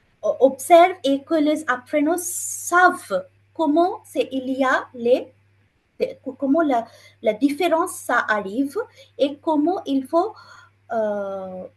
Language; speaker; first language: French; non-native, fluent; Bangla